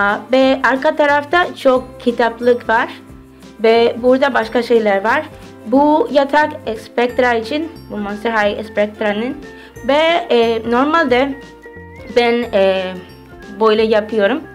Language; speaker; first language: Turkish; early bilingual, heritage; Turkish